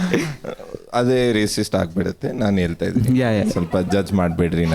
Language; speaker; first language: Kannada; non-native, local second language; Punjabi